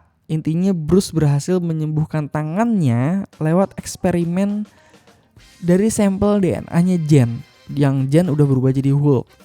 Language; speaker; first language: Indonesian; native; Indonesian